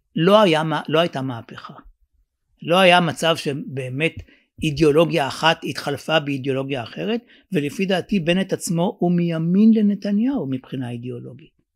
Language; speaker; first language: Hebrew; native; Hebrew